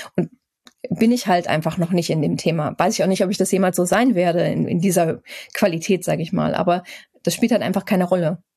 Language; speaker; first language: German; native; German